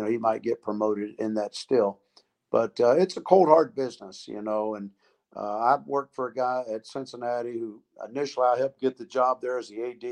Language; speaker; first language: English; native; English